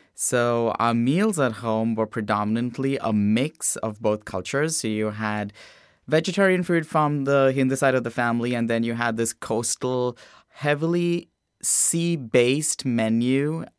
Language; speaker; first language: English; non-native, local second language; Hindi